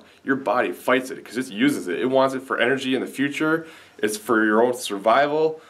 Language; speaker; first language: English; native; English